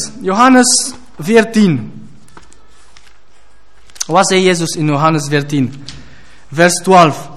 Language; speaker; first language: Dutch; non-native, fluent; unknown